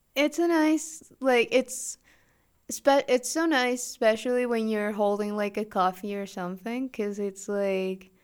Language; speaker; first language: English; non-native, fluent; Spanish